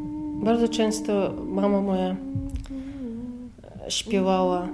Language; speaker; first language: Polish; non-native, fluent; Chechen